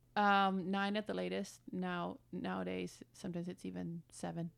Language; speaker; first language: English; early bilingual, other home language; German